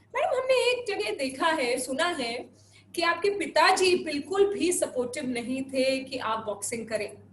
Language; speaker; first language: Hindi; native; Hindi